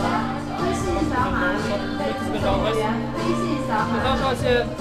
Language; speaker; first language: Chinese; non-native, learner; Kazakh